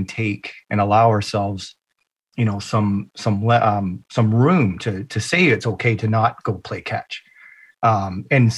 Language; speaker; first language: English; native; English